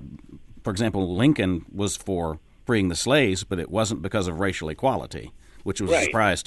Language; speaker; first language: English; native; English